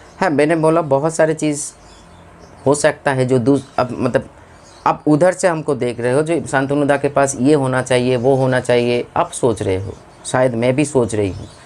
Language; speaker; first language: Hindi; non-native, local second language; Bangla